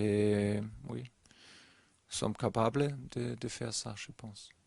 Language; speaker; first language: French; non-native, learner; German